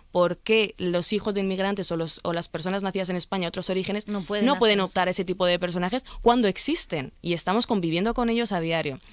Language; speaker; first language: Spanish; early bilingual, other home language; Arabic